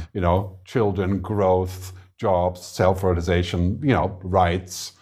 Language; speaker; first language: English; non-native, fluent; German